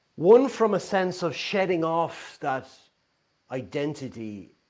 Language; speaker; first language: English; native; English